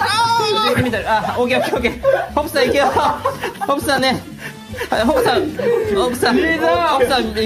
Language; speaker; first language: Japanese; native; Japanese